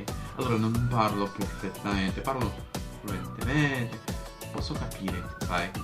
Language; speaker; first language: Italian; early bilingual, heritage; Portuguese